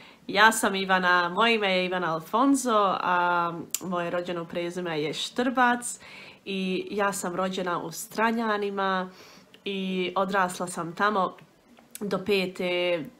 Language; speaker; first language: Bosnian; early bilingual, heritage; Bosnian